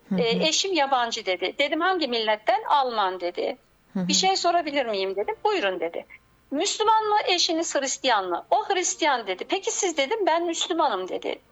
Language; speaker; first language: Turkish; native; Turkish